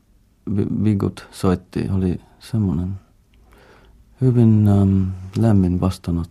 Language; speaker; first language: Finnish; non-native, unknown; English